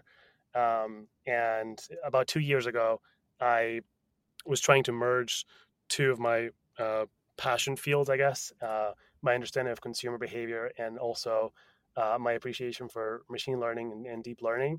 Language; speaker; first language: English; non-native, fluent; Spanish